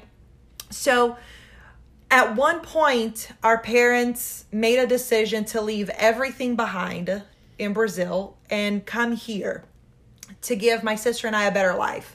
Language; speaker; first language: English; early bilingual, other home language; Portuguese